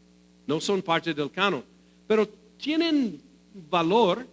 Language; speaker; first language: Spanish; non-native, fluent; English